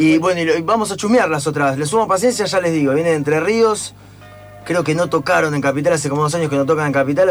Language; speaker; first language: Spanish; native; Spanish